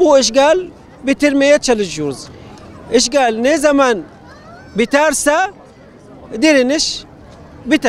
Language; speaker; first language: Turkish; non-native, fluent; Arabic